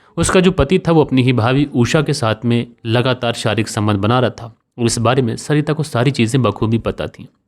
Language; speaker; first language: Hindi; native; Hindi